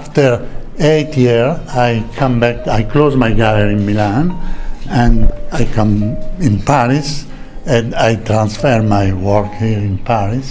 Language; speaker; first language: English; non-native, learner; Italian